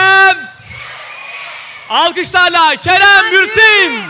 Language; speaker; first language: Turkish; native; Turkish